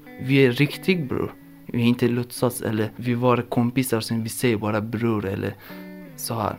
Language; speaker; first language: Swedish; non-native, learner; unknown